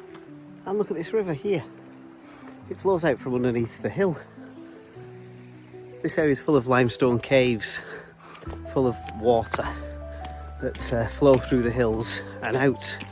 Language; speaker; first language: English; native; English